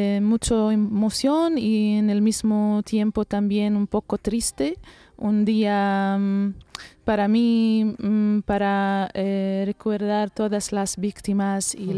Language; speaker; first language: Spanish; non-native, learner; Arabic